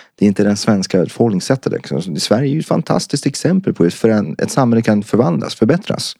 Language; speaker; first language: Swedish; early bilingual, other home language; Persian